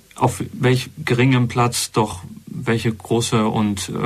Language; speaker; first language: German; native; German